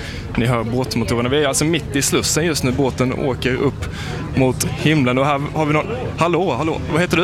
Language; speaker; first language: Swedish; native; Swedish